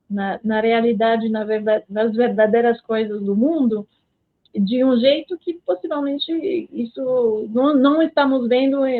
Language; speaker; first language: Portuguese; non-native, fluent; French